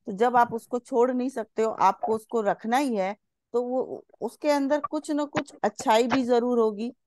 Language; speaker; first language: Hindi; non-native, local second language; Bangla